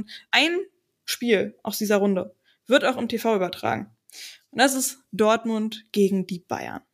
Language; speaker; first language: German; native; German